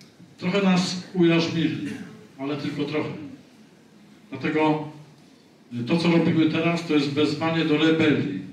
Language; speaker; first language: Polish; native; Polish